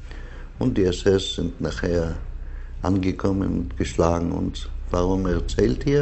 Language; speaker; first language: German; non-native, fluent; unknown